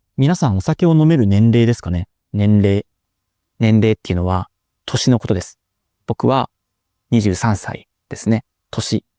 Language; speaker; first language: Japanese; native; Japanese